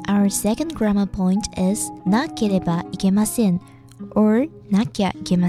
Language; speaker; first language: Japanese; non-native, fluent; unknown